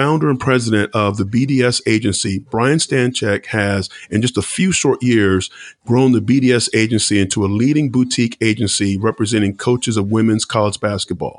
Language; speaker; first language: English; native; English